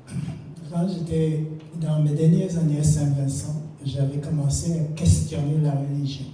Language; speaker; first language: French; non-native, fluent; English